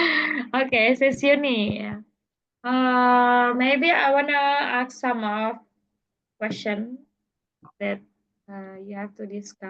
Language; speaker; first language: English; non-native, learner; Indonesian